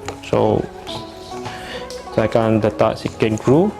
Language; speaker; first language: Indonesian; non-native, local second language; Chinese